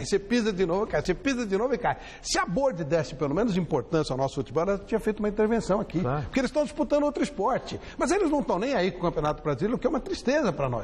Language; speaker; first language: Portuguese; native; Portuguese